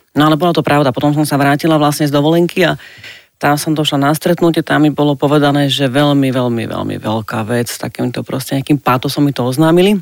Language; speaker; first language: Slovak; native; Slovak